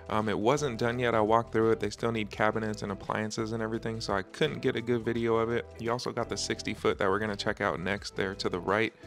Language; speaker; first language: English; native; English